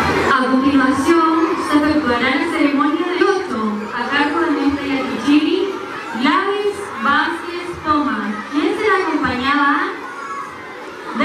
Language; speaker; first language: Spanish; native; Spanish